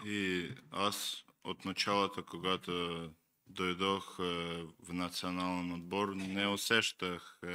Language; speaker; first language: Bulgarian; non-native, learner; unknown